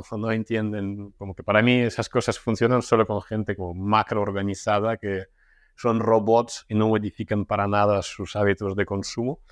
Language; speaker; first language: Spanish; non-native, fluent; Russian